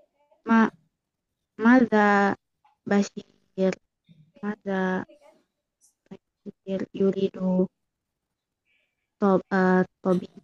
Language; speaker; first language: Arabic; non-native, learner; Indonesian